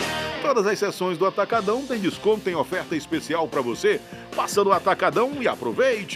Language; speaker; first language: Portuguese; native; Portuguese